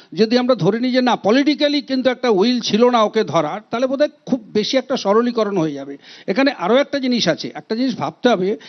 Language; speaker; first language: Bangla; native; Bangla